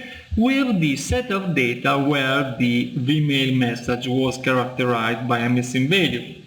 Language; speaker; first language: English; non-native, fluent; Italian